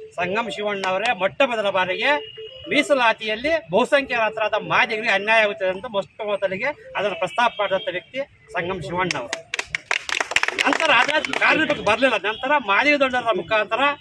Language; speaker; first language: Kannada; native; Kannada